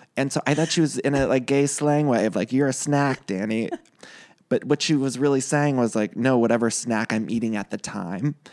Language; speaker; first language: English; native; English